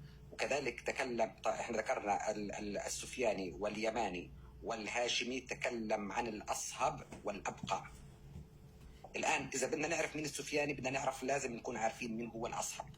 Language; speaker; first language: Arabic; native; Arabic